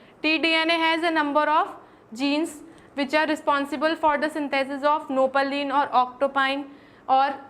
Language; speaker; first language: English; non-native, local second language; Hindi